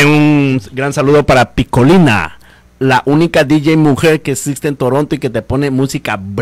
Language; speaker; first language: Spanish; native; Spanish